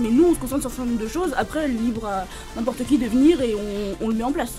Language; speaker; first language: French; native; French